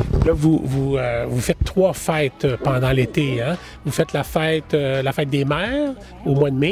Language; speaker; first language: French; native; French